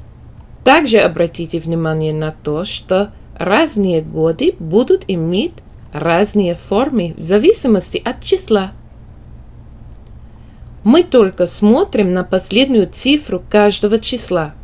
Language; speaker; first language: Russian; non-native, fluent; English